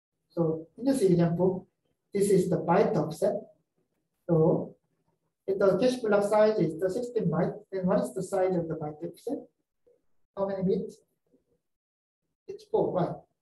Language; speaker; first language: English; non-native, fluent; Korean